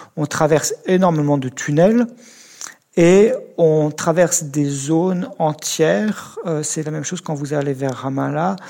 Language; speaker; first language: French; native; French